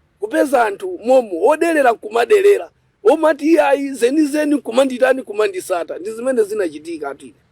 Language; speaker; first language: Nyanja; native; Nyanja